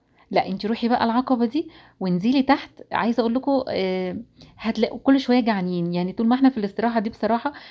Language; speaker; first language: Arabic; native; Arabic